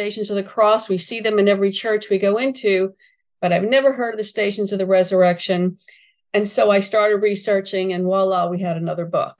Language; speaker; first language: English; native; English